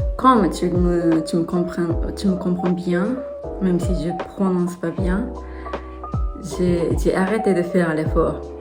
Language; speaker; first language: French; non-native, fluent; Japanese